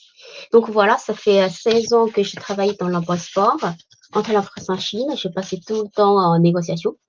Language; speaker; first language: French; non-native, fluent; Chinese